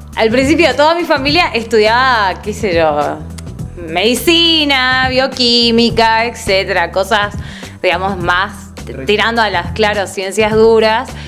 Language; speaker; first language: Spanish; native; Spanish